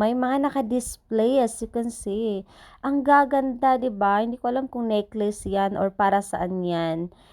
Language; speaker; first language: Filipino; native; Filipino